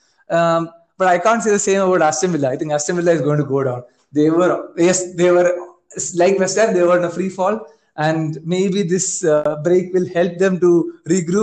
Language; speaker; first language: English; non-native, local second language; Malayalam